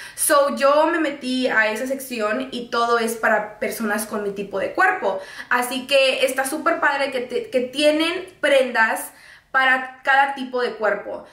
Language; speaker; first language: Spanish; early bilingual, heritage; Spanish